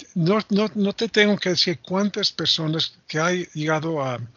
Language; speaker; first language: Spanish; non-native, fluent; English